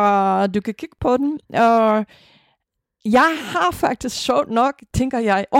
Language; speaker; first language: Danish; non-native, fluent; English